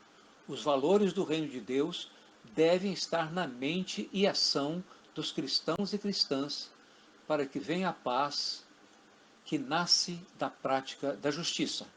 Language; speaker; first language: Portuguese; native; Portuguese